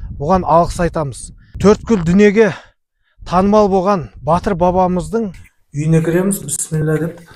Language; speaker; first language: Kazakh; native; Kazakh